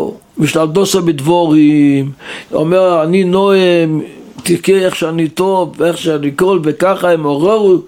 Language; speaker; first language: Hebrew; non-native, local second language; Yiddish